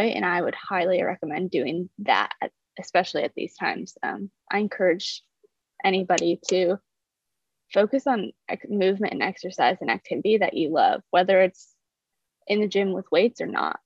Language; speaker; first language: English; native; English